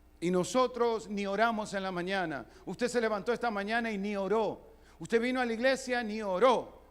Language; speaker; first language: Spanish; early bilingual, other home language; Italian